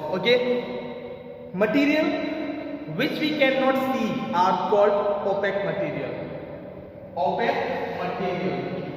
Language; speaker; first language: English; non-native, local second language; Hindi